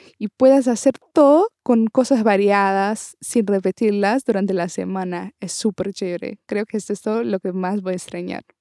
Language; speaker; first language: Spanish; non-native, learner; Portuguese